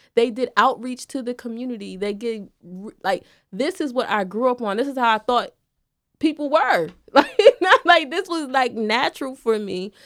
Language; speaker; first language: English; native; English